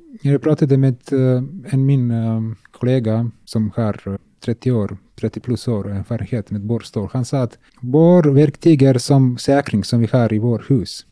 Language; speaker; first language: Swedish; non-native, learner; Serbian